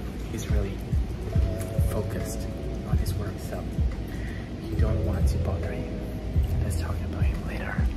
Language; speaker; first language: English; non-native, fluent; Vietnamese